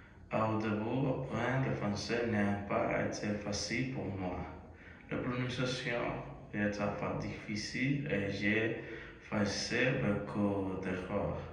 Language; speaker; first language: French; non-native, learner; Spanish